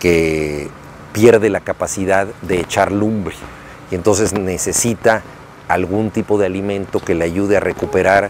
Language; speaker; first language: Spanish; native; Spanish